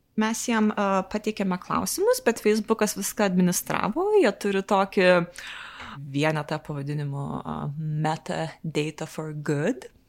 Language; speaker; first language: Lithuanian; native; Lithuanian